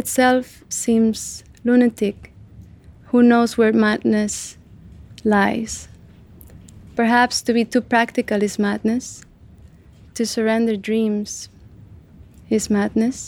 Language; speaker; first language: English; non-native, fluent; Catalan